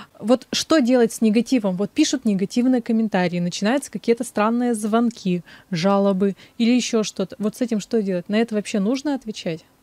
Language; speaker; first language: Russian; native; Russian